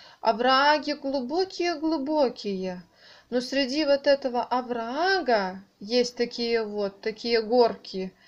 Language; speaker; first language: Russian; native; Russian